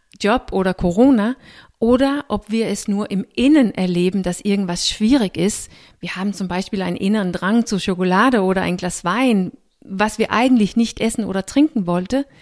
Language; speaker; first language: German; non-native, fluent; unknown